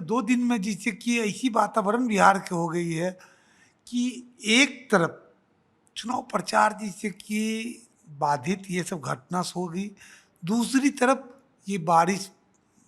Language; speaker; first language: Hindi; native; Hindi